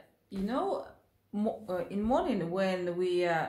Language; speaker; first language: English; non-native, learner; Russian